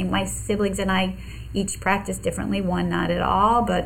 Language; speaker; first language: English; native; English